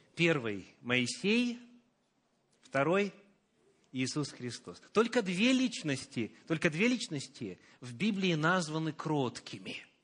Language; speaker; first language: Russian; native; Russian